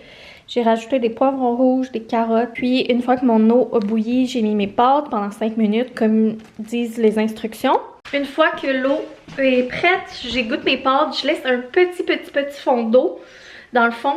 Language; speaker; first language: French; native; French